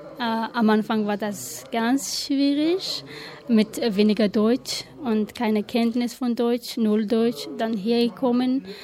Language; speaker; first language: German; non-native, learner; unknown